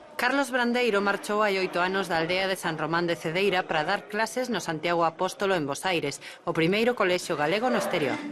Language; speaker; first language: Galician; native; Galician